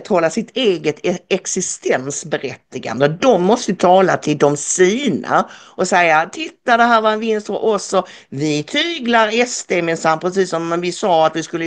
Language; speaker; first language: Swedish; native; Swedish